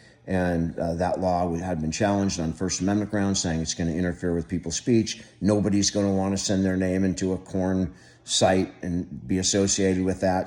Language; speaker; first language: English; native; English